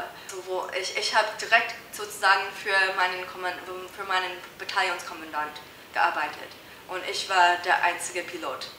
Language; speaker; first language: German; non-native, fluent; English